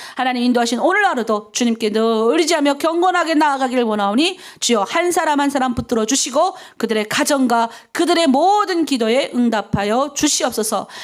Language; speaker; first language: Korean; native; Korean